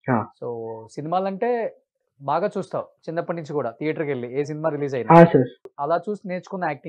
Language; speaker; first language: Telugu; native; Telugu